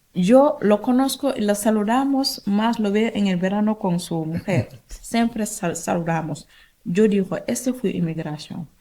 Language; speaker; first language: Spanish; non-native, learner; Wolof